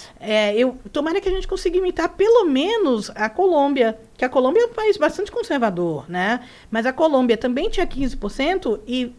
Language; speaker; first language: Portuguese; early bilingual, other home language; Spanish